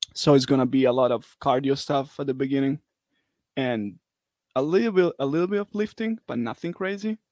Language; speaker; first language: English; non-native, fluent; Italian